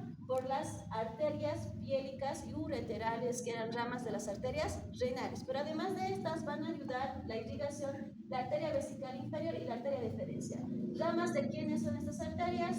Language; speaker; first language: Spanish; native; Spanish